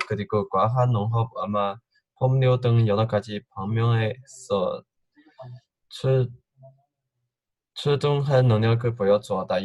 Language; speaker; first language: Korean; non-native, fluent; Chinese